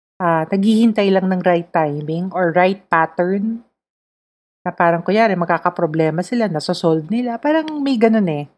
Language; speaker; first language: Filipino; native; Filipino